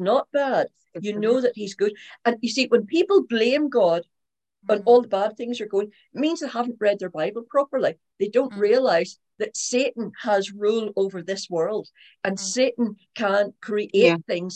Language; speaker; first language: English; native; English